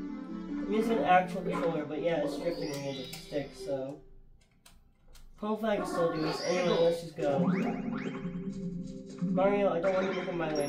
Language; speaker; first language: English; native; English